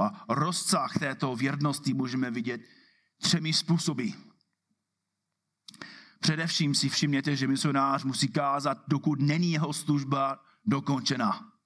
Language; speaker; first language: Czech; non-native, fluent; English